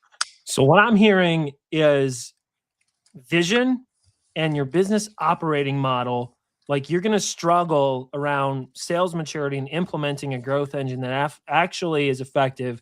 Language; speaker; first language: English; native; English